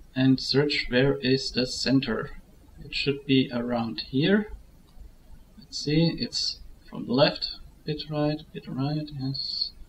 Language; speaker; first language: English; non-native, fluent; German